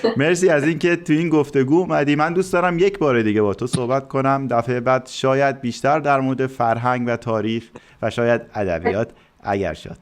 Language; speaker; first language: Persian; native; Persian